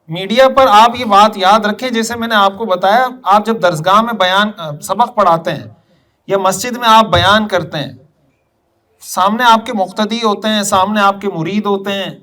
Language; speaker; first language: Urdu; native; Urdu